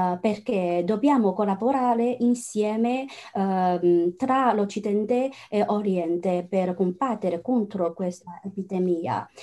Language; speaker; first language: Italian; non-native, fluent; Chinese